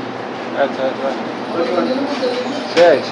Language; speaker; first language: Arabic; native; Arabic